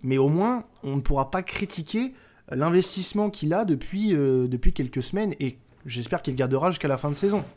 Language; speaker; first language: French; native; French